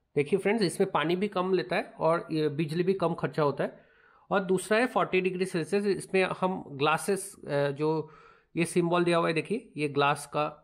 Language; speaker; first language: Hindi; non-native, local second language; Bangla